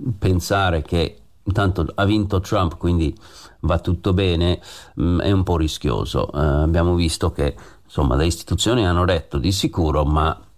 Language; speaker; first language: Italian; non-native, fluent; English